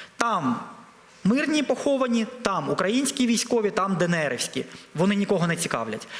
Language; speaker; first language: Ukrainian; non-native, local second language; Russian